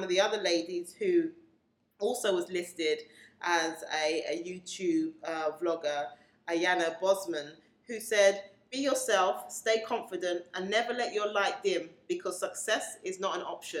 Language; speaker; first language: English; native; English